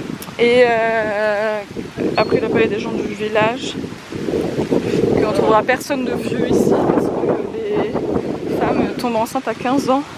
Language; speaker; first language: French; native; French